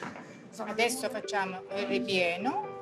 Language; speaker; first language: Italian; native; Italian